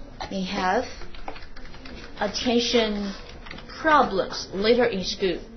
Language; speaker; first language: English; non-native, fluent; Chinese